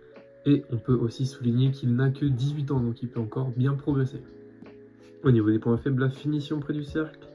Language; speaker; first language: French; native; French